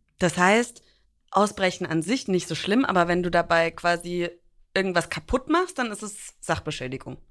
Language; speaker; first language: German; native; German